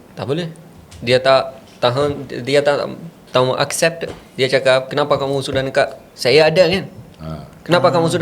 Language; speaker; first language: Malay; non-native, learner; Punjabi